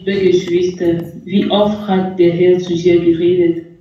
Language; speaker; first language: German; non-native, fluent; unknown